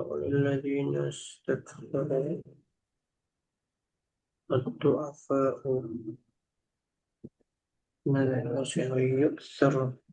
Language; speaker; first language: Arabic; non-native, learner; Indonesian